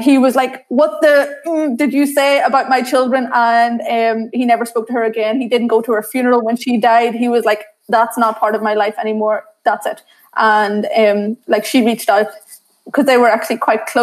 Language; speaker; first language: English; native; English